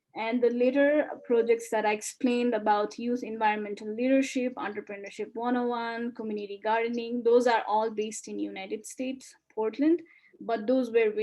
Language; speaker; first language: English; non-native, fluent; Nepali